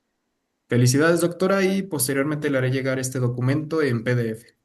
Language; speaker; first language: Spanish; native; Spanish